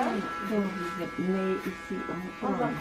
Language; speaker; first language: French; non-native, fluent; Khmer